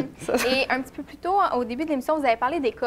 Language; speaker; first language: French; native; French